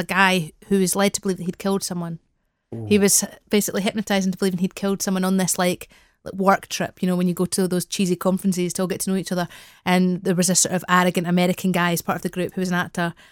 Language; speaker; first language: English; native; English